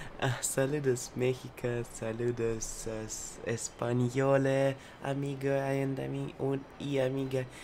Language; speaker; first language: Spanish; non-native, learner; Russian